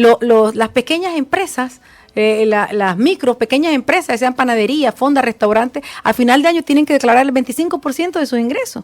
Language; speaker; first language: Spanish; native; Spanish